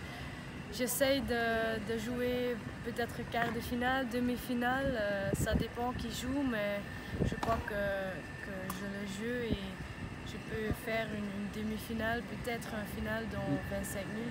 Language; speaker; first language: French; non-native, learner; Dutch